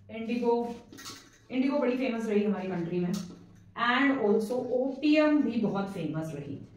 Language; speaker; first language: Hindi; non-native, local second language; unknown